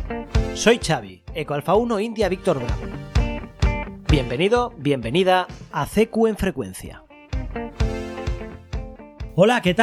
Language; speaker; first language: Spanish; native; Spanish